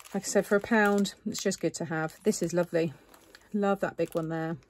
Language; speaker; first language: English; native; English